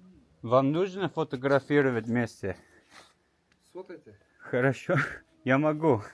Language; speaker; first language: Russian; non-native, learner; English